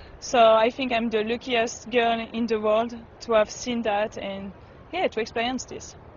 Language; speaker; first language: English; non-native, fluent; French